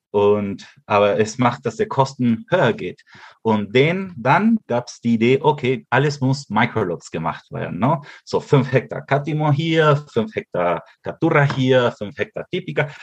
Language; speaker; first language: German; early bilingual, heritage; Spanish